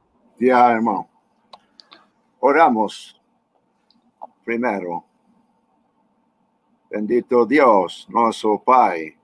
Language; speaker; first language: Spanish; non-native, fluent; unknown